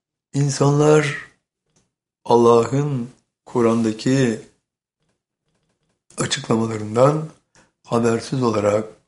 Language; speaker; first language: Turkish; native; Turkish